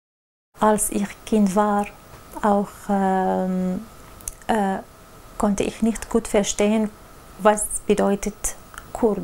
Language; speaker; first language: German; non-native, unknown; Arabic